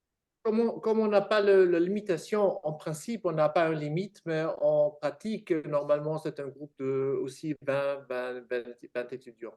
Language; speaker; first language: French; non-native, fluent; German